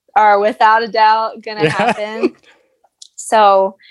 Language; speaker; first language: English; native; English